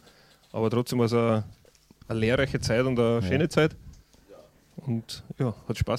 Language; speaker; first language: German; native; German